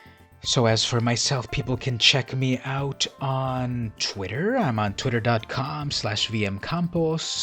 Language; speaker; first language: English; native; English